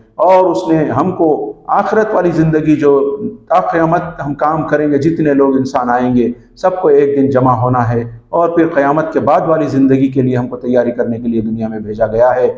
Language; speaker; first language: Urdu; native; Urdu